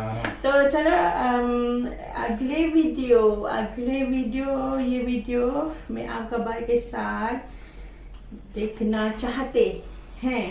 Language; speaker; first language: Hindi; non-native, learner; Malay